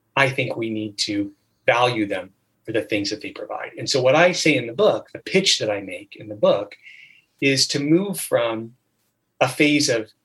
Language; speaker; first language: English; native; English